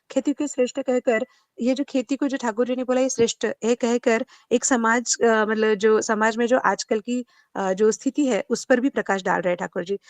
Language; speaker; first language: Hindi; non-native, local second language; Marathi